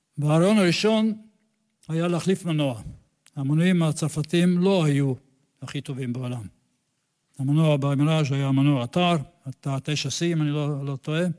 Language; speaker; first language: Hebrew; non-native, fluent; English